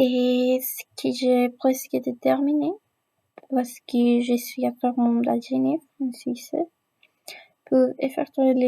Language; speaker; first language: French; non-native, learner; Spanish